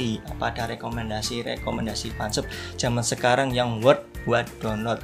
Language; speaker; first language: Indonesian; native; Indonesian